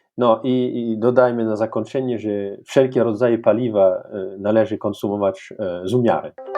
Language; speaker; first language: Polish; non-native, fluent; French